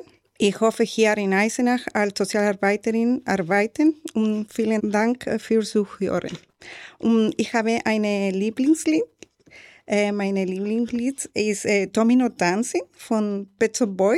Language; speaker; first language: German; non-native, learner; Spanish